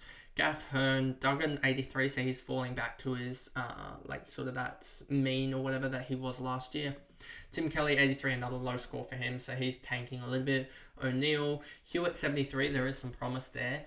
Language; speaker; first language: English; native; English